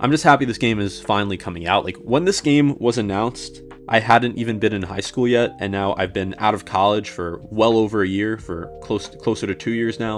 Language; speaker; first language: English; native; English